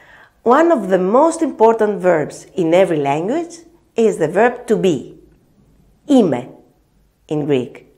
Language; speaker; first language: English; non-native, fluent; Greek